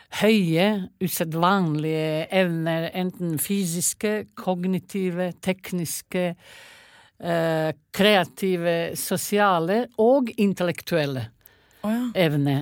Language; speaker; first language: Norwegian; non-native, fluent; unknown